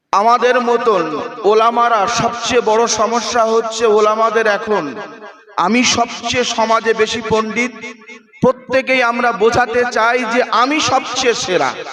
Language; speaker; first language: Bangla; native; Bangla